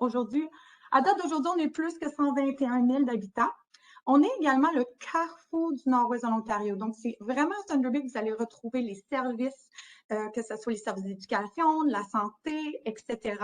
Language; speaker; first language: French; native; French